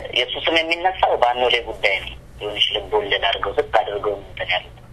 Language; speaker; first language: Amharic; non-native, local second language; Oromo